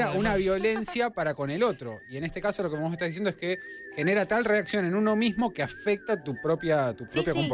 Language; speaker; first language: Spanish; native; Spanish